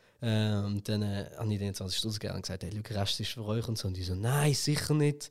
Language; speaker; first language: German; early bilingual, other home language; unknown